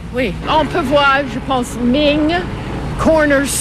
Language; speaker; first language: French; non-native, fluent; English